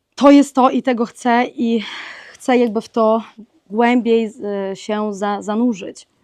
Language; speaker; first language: Polish; non-native, fluent; Ukrainian